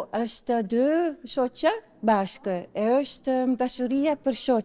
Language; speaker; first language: Albanian; non-native, learner; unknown